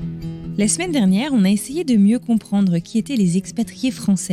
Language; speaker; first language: French; native; French